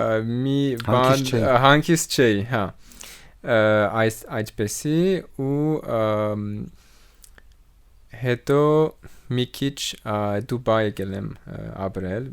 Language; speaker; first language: Armenian; non-native, learner; French